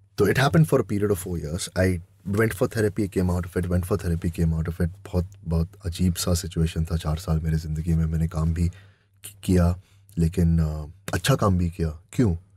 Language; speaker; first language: Hindi; native; Hindi